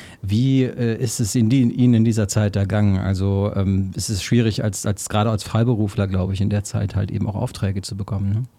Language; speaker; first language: German; native; German